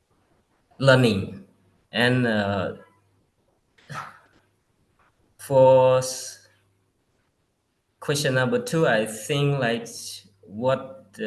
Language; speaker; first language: English; non-native, learner; Khmer